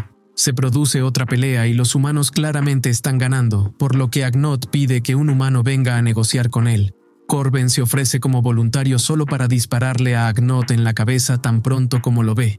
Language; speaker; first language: Spanish; native; Spanish